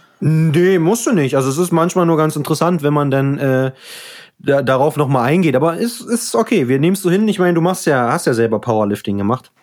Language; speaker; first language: German; native; German